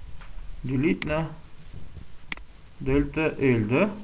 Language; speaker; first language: Russian; native; Russian